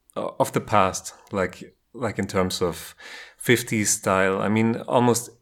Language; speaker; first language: English; non-native, fluent; German